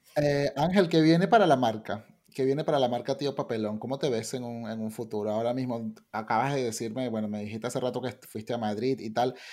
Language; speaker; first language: Spanish; native; Spanish